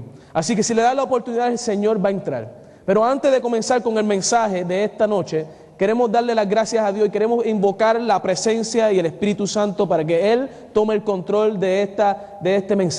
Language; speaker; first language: Spanish; native; Spanish